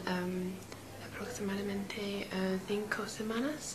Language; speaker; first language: Spanish; non-native, learner; English